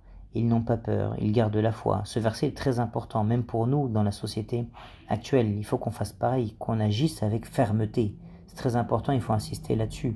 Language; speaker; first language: French; native; French